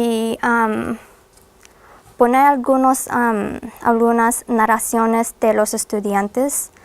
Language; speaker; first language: Spanish; non-native, fluent; English